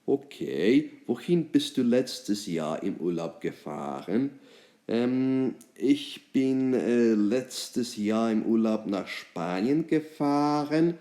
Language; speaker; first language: German; non-native, fluent; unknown